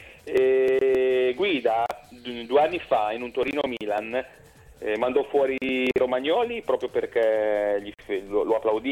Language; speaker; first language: Italian; native; Italian